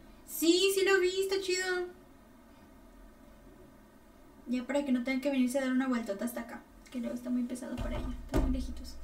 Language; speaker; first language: Spanish; native; Spanish